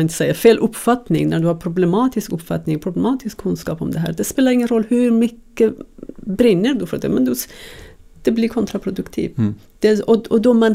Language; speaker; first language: Swedish; non-native, fluent; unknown